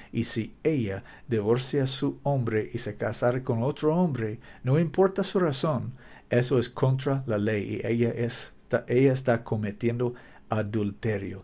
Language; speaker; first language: Spanish; non-native, learner; English